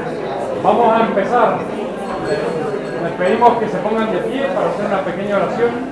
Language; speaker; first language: Spanish; native; Spanish